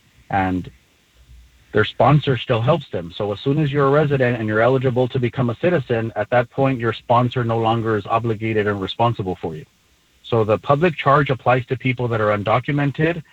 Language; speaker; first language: English; early bilingual, other home language; Spanish